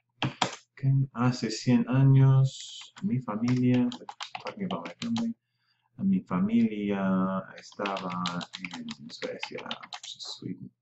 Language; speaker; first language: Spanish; non-native, fluent; English